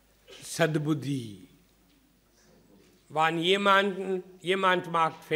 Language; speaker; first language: German; non-native, fluent; Hindi